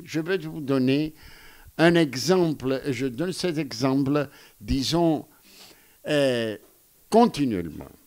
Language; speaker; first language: French; non-native, fluent; Greek